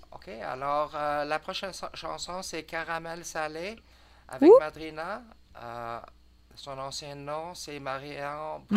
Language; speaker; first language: French; non-native, learner; English